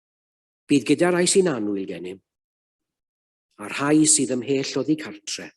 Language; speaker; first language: Welsh; native; Welsh